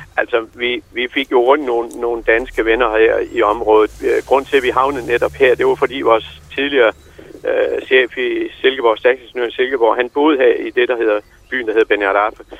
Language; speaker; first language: Danish; native; Danish